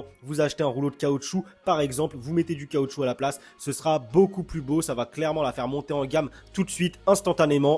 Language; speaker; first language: French; native; French